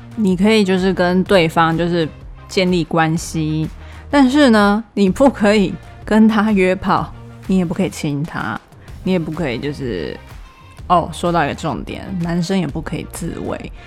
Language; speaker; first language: Chinese; native; Chinese